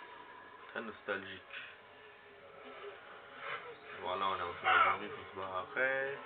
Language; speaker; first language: French; native; French